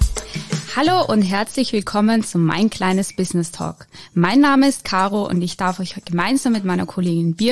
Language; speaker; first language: German; native; German